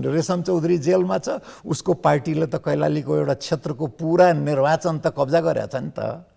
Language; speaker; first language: Nepali; non-native, local second language; Maithili